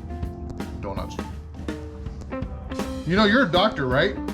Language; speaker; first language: English; native; English